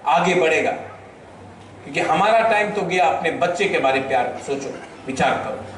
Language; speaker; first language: Hindi; non-native, local second language; Bangla